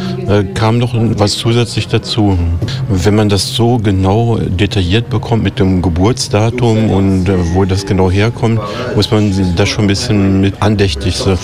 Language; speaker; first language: German; native; German